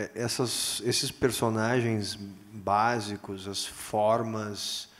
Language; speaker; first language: Portuguese; native; Portuguese